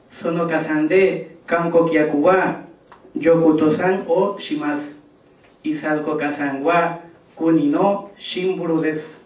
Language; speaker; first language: Japanese; non-native, learner; Spanish